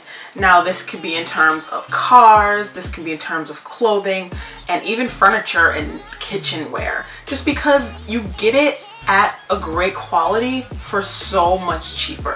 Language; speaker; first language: English; native; English